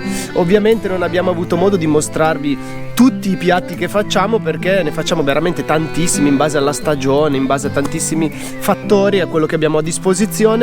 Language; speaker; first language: Italian; native; Italian